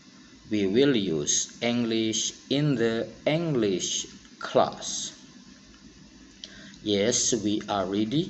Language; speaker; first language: English; non-native, fluent; Indonesian